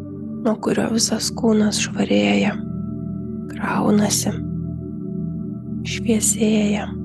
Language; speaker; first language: Lithuanian; native; Lithuanian